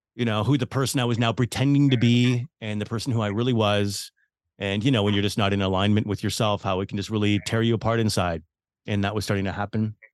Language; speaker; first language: English; native; English